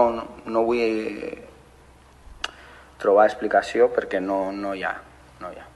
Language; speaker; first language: Catalan; non-native, fluent; Spanish